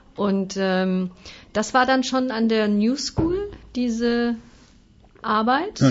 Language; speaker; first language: German; native; German